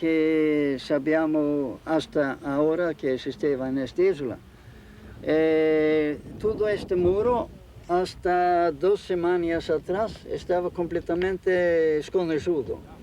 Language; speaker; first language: Spanish; non-native, fluent; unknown